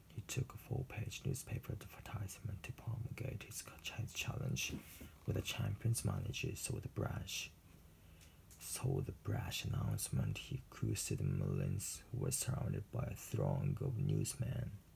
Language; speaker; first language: English; non-native, fluent; Japanese